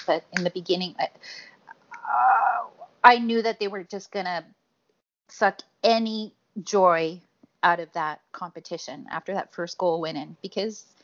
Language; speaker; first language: English; native; English